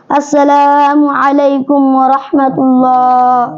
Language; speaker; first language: Arabic; non-native, learner; Bangla